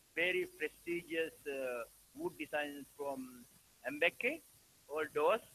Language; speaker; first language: English; non-native, local second language; Sinhala